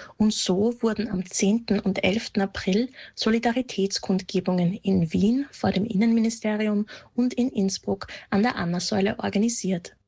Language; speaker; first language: German; native; German